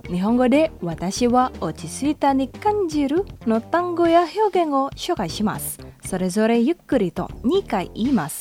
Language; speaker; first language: Japanese; non-native, fluent; Indonesian